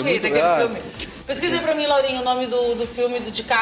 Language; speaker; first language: Portuguese; native; Portuguese